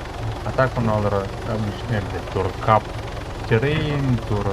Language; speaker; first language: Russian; non-native, local second language; Yakut